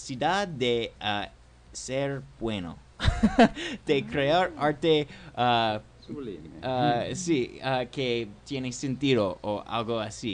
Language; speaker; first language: Spanish; non-native, learner; English